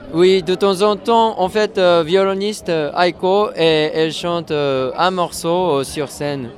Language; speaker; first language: French; non-native, fluent; Japanese